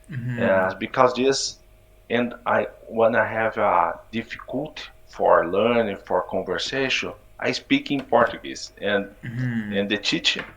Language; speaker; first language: English; non-native, learner; Portuguese